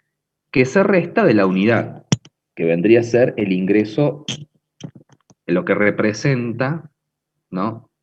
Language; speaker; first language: Spanish; native; Spanish